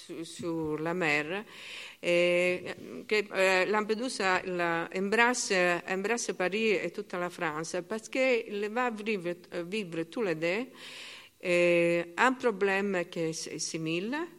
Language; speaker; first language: French; non-native, learner; Italian